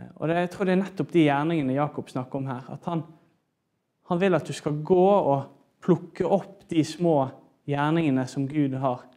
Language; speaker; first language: Norwegian; native; Norwegian